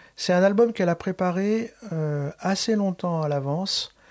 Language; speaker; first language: French; native; French